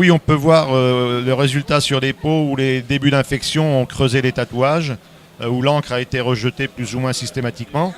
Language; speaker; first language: French; native; French